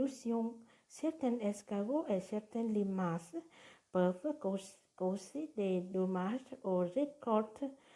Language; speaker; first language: French; non-native, learner; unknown